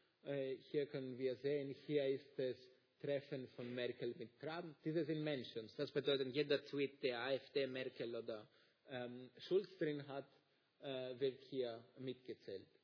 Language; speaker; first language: German; non-native, fluent; Greek